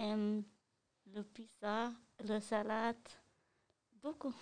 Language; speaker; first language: French; non-native, learner; Tigrinya